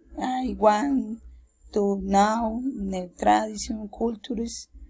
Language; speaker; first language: English; non-native, learner; Spanish